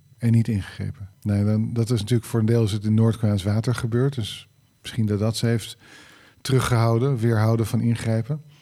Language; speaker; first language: Dutch; native; Dutch